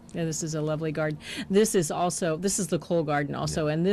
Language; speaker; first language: English; native; English